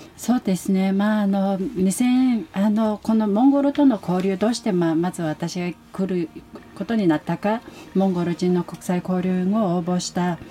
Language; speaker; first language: Japanese; non-native, fluent; Mongolian